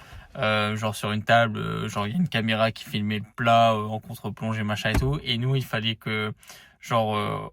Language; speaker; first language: French; native; French